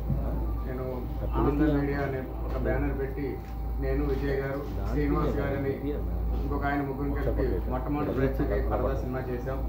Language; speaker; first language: Telugu; native; Telugu